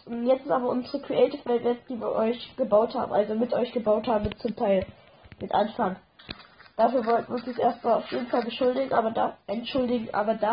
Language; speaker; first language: German; native; German